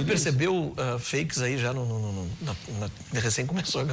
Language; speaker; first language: Portuguese; native; Portuguese